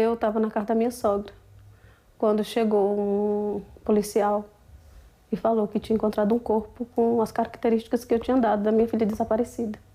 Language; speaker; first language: Portuguese; native; Portuguese